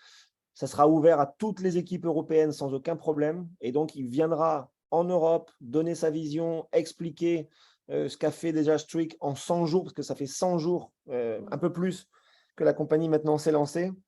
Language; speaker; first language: French; native; French